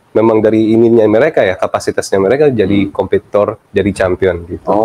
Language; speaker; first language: Indonesian; early bilingual, other home language; Filipino